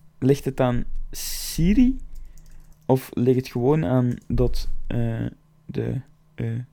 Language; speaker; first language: Dutch; native; Dutch